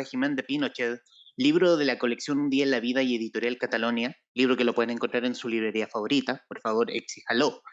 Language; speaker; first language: Spanish; native; Spanish